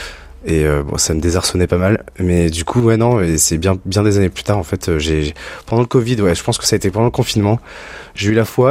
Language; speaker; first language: French; native; French